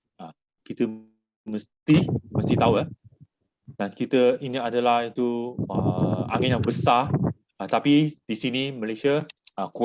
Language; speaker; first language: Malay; non-native, local second language; Chinese